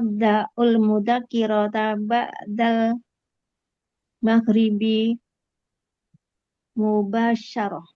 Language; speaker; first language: Arabic; non-native, learner; Indonesian